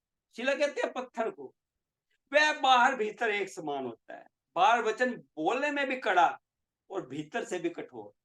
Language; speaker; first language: Hindi; native; Hindi